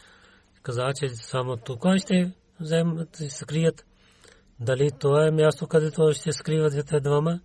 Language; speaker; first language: Bulgarian; non-native, learner; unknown